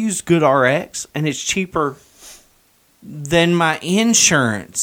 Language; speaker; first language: English; native; English